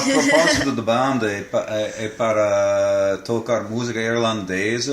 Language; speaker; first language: Portuguese; non-native, fluent; English